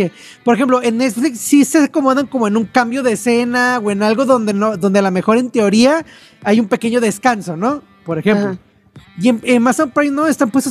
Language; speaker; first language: Spanish; native; Spanish